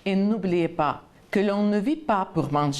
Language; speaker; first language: French; non-native, fluent; Ukrainian